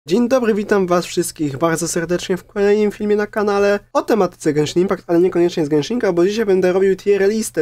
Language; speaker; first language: Polish; native; Polish